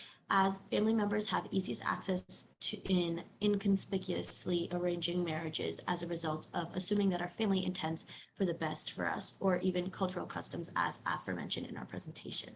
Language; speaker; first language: English; native; English